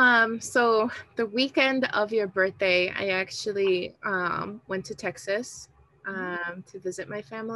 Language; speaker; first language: English; early bilingual, other home language; Spanish